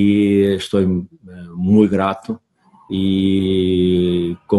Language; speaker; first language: Spanish; non-native, fluent; Portuguese